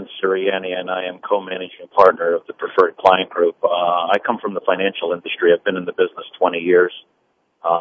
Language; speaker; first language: English; early bilingual, other home language; Italian